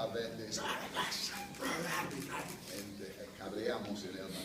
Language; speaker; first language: Spanish; non-native, fluent; English